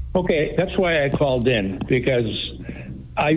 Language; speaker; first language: English; non-native, fluent; Greek